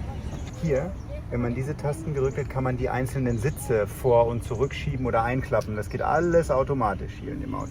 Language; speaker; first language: German; native; German